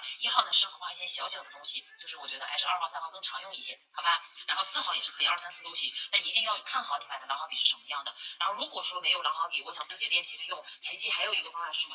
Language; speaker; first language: Chinese; native; Chinese